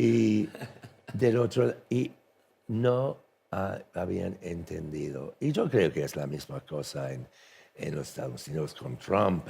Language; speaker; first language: Spanish; non-native, fluent; English